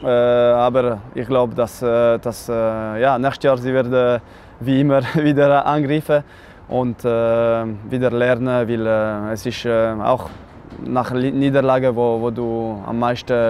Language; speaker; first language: German; non-native, local second language; French